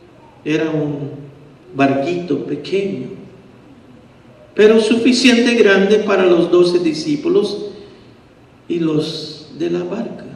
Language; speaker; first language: Spanish; early bilingual, heritage; Spanish